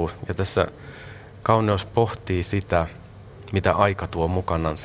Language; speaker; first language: Finnish; native; Finnish